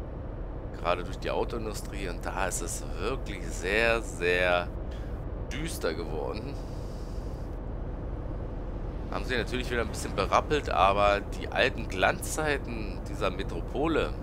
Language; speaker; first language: German; native; German